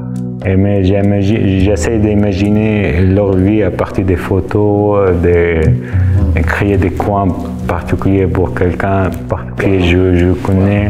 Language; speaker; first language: French; non-native, fluent; Arabic